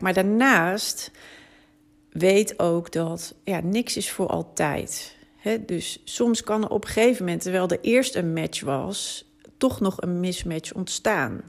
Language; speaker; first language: Dutch; native; Dutch